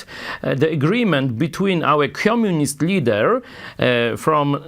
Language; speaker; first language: English; non-native, fluent; Polish